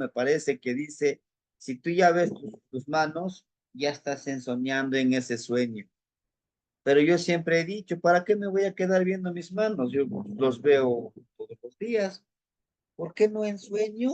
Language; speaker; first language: Spanish; native; Spanish